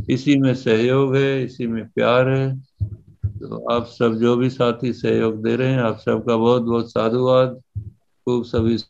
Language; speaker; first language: Hindi; native; Hindi